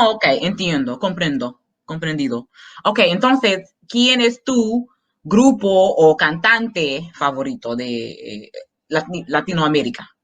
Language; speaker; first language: Spanish; non-native, fluent; English